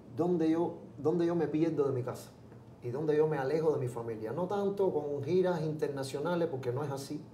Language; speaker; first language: Spanish; native; Spanish